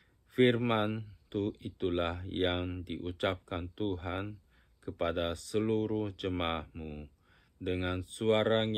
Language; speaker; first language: Indonesian; non-native, fluent; Japanese